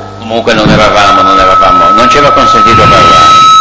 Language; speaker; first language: Italian; native; Italian